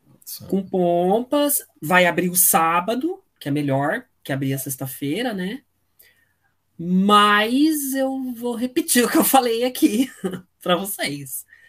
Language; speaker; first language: Portuguese; native; Portuguese